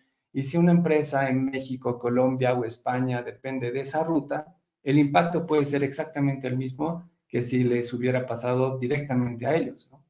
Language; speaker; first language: Spanish; native; Spanish